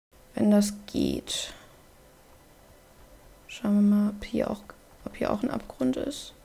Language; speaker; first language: German; native; German